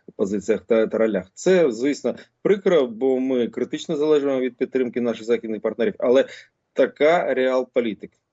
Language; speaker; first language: Ukrainian; native; Ukrainian